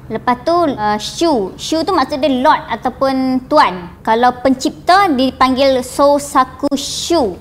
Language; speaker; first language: Malay; native; Malay